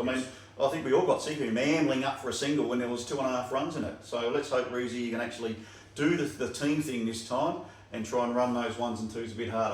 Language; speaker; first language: English; native; English